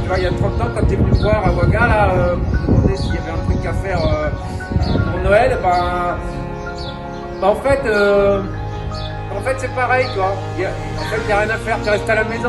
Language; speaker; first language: French; native; French